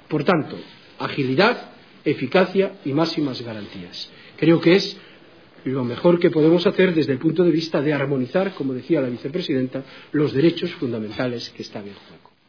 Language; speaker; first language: Spanish; native; Spanish